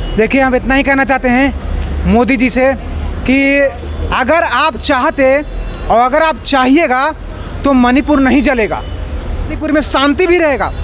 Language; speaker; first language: Hindi; native; Hindi